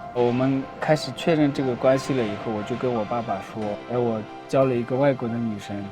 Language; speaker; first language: Chinese; non-native, local second language; Tibetan